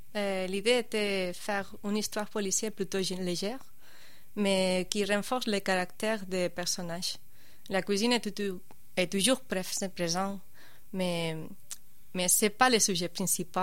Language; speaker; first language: French; non-native, fluent; Spanish